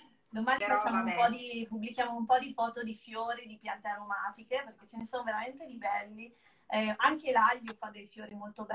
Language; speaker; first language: Italian; native; Italian